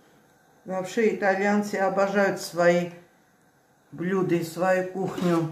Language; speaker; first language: Russian; non-native, fluent; Armenian